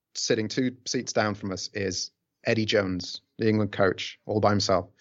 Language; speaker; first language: English; native; English